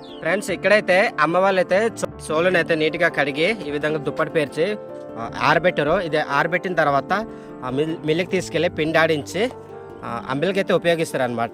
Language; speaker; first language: Telugu; non-native, local second language; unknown